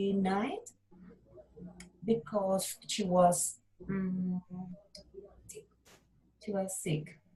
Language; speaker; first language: English; non-native, learner; Spanish